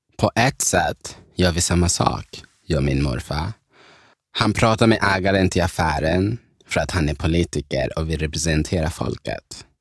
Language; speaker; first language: Swedish; early bilingual, other home language; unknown